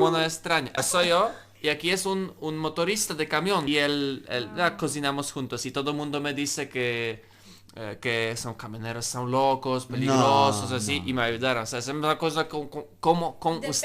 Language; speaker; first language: Spanish; non-native, learner; Polish